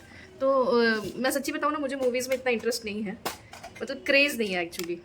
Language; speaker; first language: Hindi; native; Hindi